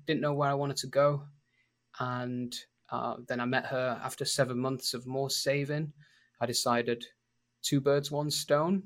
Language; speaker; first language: English; native; English